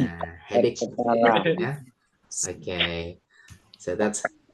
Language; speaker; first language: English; non-native, fluent; Indonesian